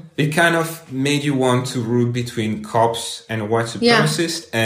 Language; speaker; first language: English; non-native, fluent; French